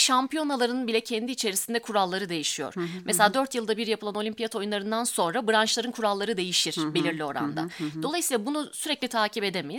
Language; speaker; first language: Turkish; native; Turkish